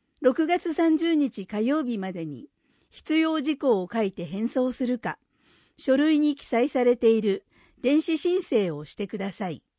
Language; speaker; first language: Japanese; native; Japanese